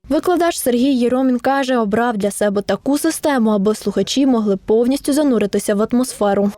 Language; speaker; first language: Ukrainian; native; Ukrainian